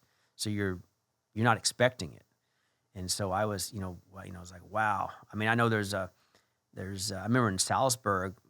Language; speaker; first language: English; native; English